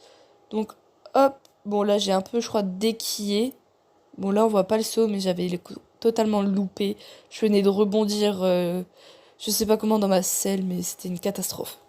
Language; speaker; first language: French; native; French